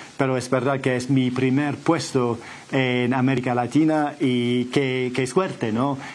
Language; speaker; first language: Spanish; non-native, fluent; English